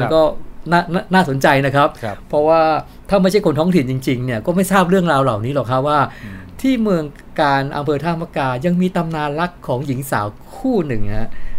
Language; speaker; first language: Thai; native; Thai